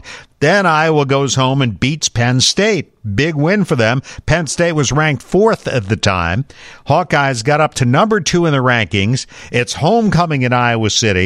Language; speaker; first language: English; native; English